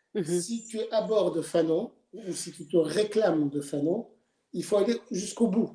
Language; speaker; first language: French; native; French